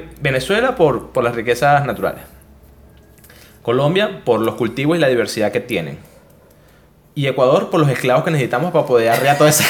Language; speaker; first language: Spanish; native; Spanish